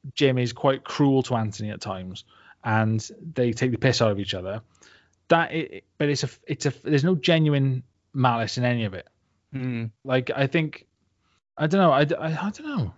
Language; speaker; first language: English; native; English